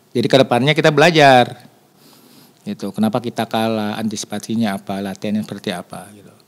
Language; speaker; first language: Indonesian; native; Indonesian